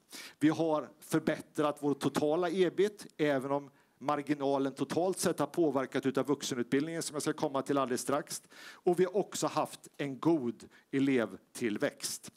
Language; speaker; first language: Swedish; native; Swedish